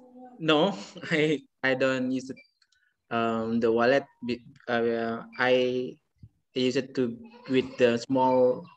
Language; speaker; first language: English; non-native, learner; Indonesian